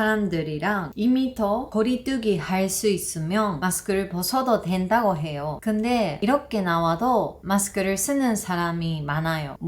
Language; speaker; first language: Korean; non-native, learner; Japanese